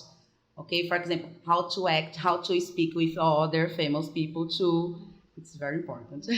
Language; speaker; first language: English; non-native, fluent; Portuguese